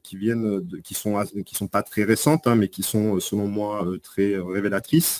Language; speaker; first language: French; native; French